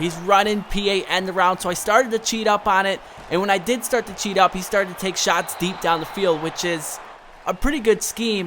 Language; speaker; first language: English; native; English